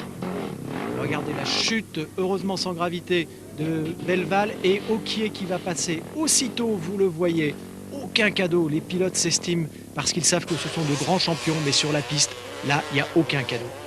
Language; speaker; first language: French; native; French